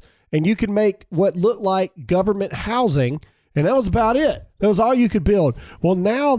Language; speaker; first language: English; native; English